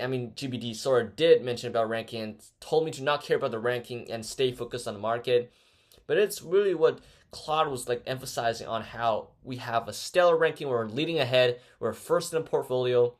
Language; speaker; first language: English; non-native, fluent; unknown